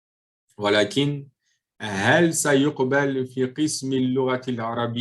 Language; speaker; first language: Arabic; non-native, fluent; French